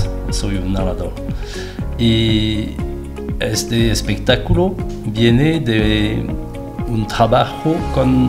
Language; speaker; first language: Spanish; non-native, fluent; French